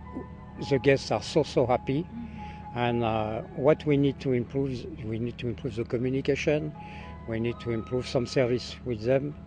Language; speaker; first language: English; non-native, learner; French